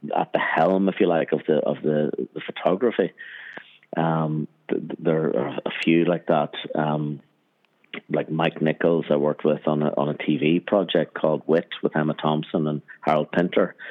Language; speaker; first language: English; native; English